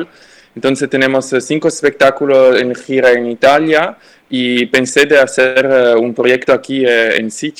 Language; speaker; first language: Spanish; non-native, fluent; French